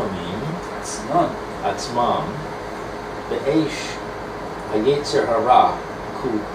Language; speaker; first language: Hebrew; non-native, learner; English